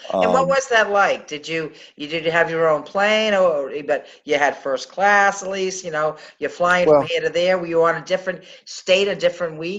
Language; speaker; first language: English; native; English